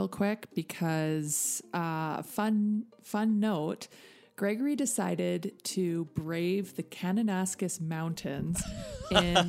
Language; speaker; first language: English; native; English